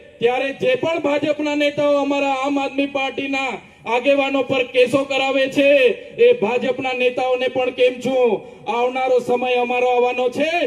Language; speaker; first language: Gujarati; non-native, local second language; Vasavi